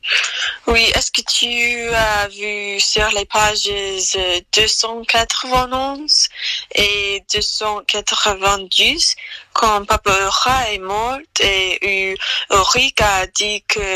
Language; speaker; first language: French; non-native, learner; English